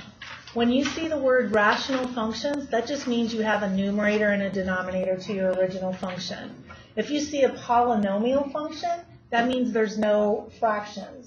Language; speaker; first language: English; native; English